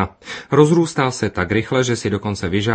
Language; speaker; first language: Czech; native; Czech